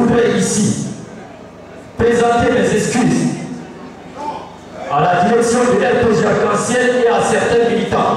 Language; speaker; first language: French; non-native, local second language; Fula